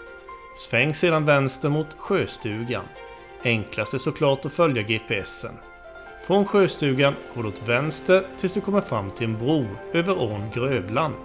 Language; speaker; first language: Swedish; native; Swedish